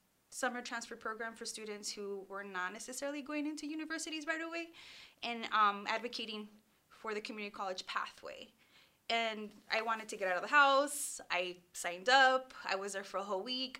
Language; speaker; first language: English; early bilingual, other home language; Spanish